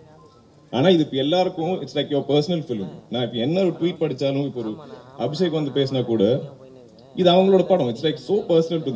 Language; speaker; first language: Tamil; non-native, fluent; Malayalam